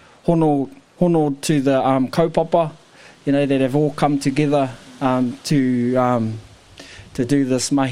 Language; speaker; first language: English; native; English